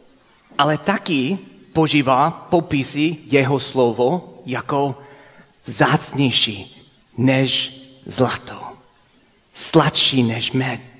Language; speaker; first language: Czech; non-native, fluent; English